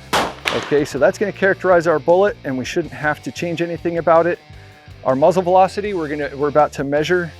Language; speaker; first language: English; native; English